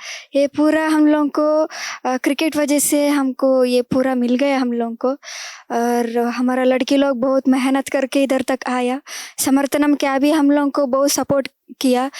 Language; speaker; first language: Hindi; non-native, local second language; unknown